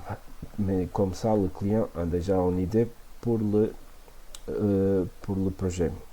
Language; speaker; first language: French; non-native, fluent; Portuguese